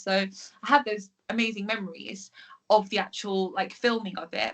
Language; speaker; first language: English; native; English